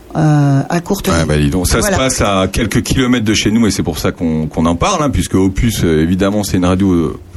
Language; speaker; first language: French; native; French